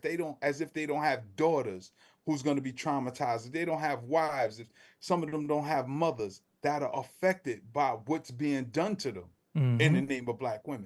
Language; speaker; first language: English; native; English